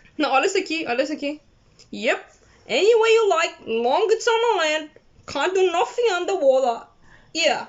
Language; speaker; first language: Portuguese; native; Portuguese